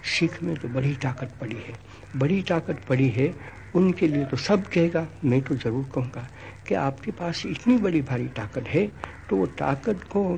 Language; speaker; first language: Hindi; non-native, local second language; Gujarati